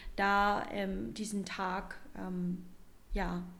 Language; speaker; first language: German; non-native, fluent; Vietnamese